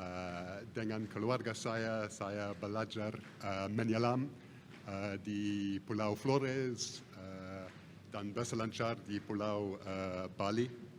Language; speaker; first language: Indonesian; non-native, fluent; English